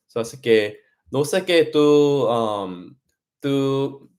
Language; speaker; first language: Spanish; non-native, learner; Korean